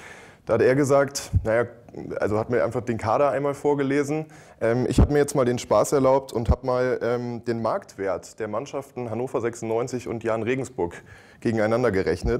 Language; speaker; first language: German; native; German